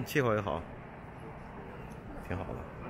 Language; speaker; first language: Chinese; native; Chinese